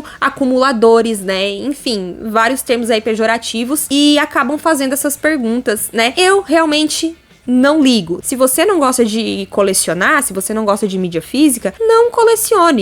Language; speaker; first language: Portuguese; native; Portuguese